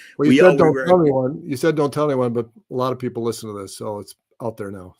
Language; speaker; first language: English; native; English